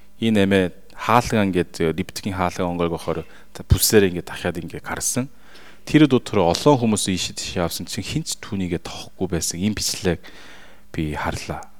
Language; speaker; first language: Mongolian; non-native, fluent; Korean